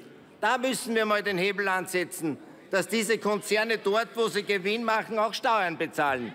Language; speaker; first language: German; native; German